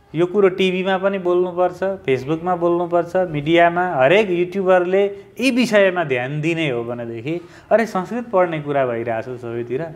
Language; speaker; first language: Nepali; native; Nepali